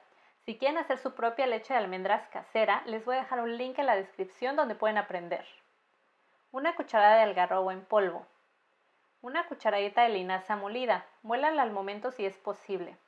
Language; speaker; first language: Spanish; native; Spanish